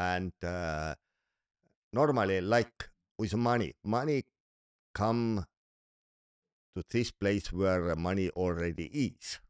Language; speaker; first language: English; non-native, learner; Estonian